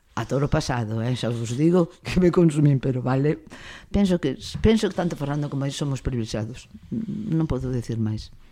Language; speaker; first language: Galician; non-native, local second language; Spanish